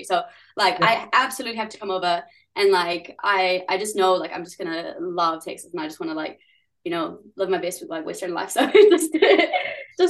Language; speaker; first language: English; native; English